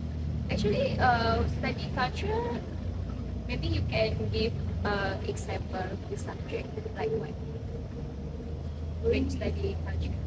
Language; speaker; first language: English; non-native, learner; Indonesian